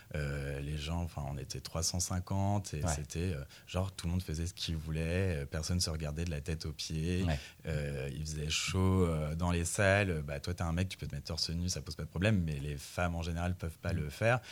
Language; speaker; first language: French; native; French